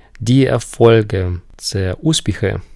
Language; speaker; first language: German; non-native, fluent; Ukrainian